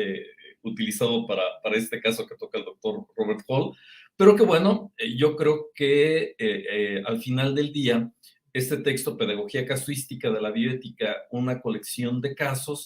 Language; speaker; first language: Spanish; native; Spanish